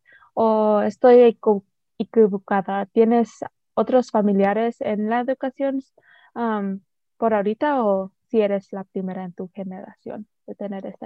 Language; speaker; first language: Spanish; early bilingual, heritage; Spanish